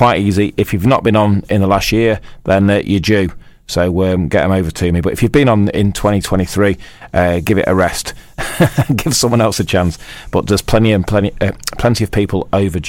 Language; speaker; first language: English; native; English